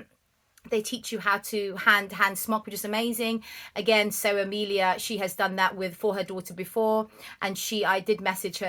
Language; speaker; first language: English; native; English